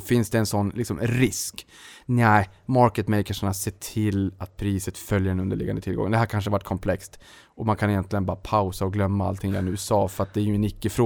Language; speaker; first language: Swedish; native; Swedish